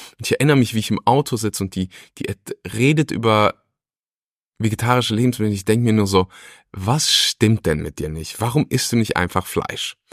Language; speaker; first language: German; early bilingual, other home language; Russian